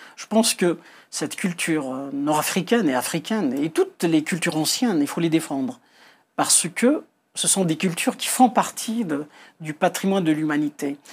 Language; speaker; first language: French; non-native, local second language; Kabyle